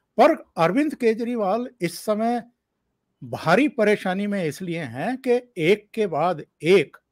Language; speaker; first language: Hindi; native; Hindi